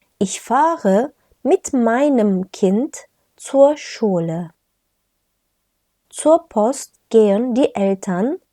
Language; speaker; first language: German; non-native, fluent; Turkish